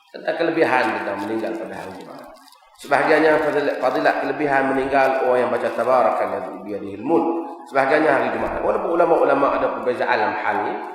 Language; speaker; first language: Malay; native; Malay